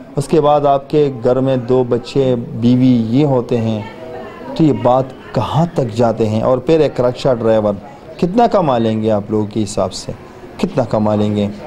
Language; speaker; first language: Urdu; non-native, local second language; Punjabi